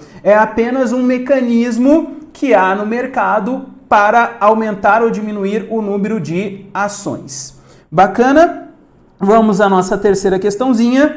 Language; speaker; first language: Portuguese; native; Portuguese